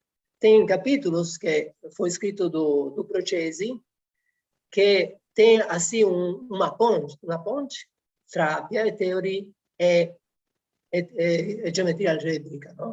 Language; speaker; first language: Portuguese; non-native, fluent; Italian